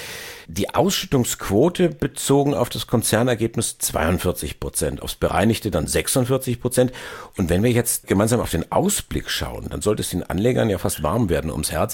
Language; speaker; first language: German; native; German